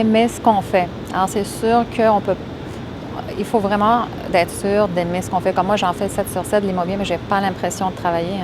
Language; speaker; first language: French; early bilingual, other home language; Arabic